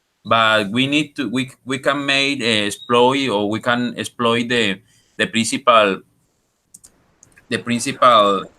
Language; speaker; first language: English; non-native, learner; Spanish